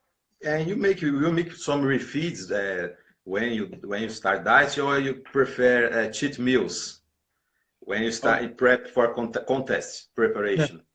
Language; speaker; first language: English; non-native, learner; Portuguese